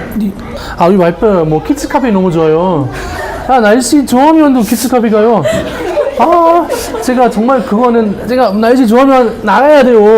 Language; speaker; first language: Korean; non-native, learner; German